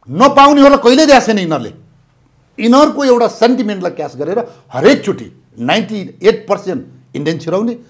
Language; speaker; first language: Nepali; native; Nepali